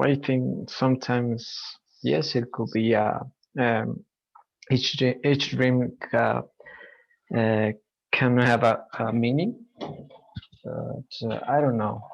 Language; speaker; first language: English; non-native, learner; Spanish